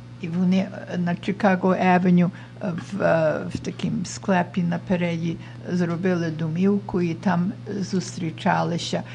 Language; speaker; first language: Ukrainian; early bilingual, heritage; Ukrainian